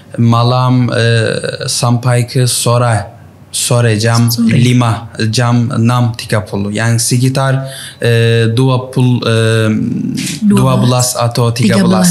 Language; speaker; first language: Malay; non-native, learner; Turkish